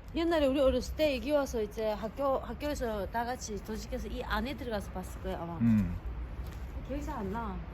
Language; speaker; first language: Korean; early bilingual, heritage; Korean